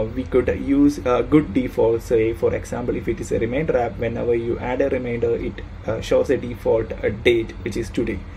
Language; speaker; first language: English; non-native, local second language; Malayalam